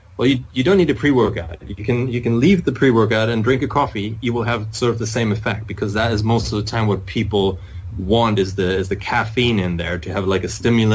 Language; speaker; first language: English; non-native, fluent; German